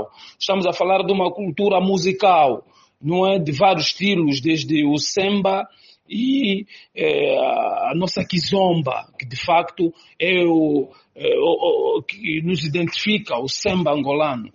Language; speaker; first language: Portuguese; native; Portuguese